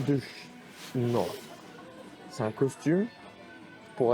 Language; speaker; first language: French; native; French